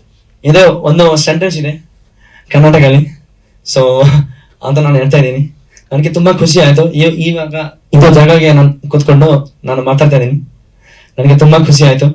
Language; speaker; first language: Kannada; non-native, learner; Hindi